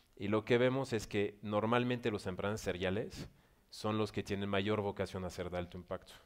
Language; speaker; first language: Spanish; non-native, fluent; French